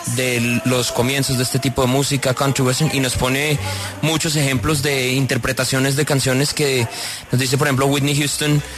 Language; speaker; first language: Spanish; native; Spanish